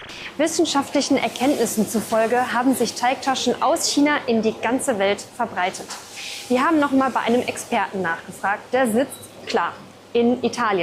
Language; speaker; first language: German; native; German